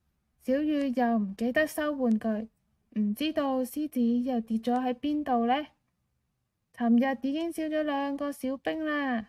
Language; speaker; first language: Cantonese; native; Cantonese